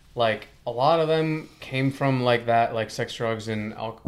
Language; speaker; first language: English; non-native, fluent; Spanish